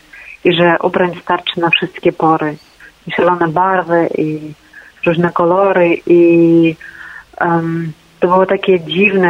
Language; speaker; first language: Polish; non-native, fluent; Ukrainian